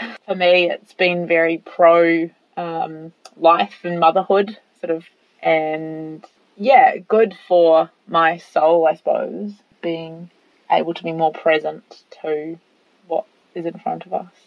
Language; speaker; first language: English; native; English